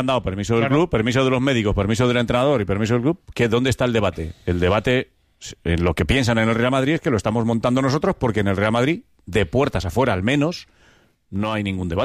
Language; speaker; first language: Spanish; native; Spanish